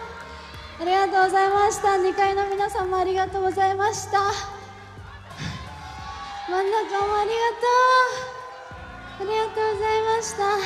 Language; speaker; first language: Japanese; non-native, fluent; Korean